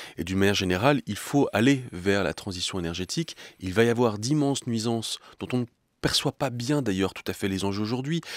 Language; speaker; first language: French; native; French